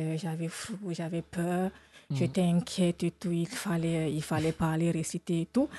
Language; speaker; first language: French; non-native, fluent; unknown